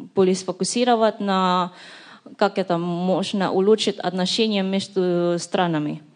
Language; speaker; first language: Russian; non-native, learner; Indonesian